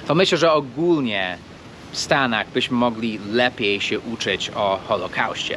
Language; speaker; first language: Polish; non-native, fluent; English